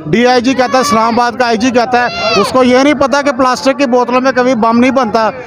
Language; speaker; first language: Urdu; non-native, local second language; Punjabi